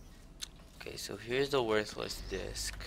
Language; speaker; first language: English; native; English